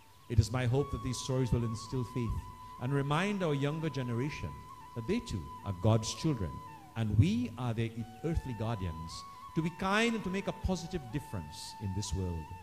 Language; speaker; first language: English; native; English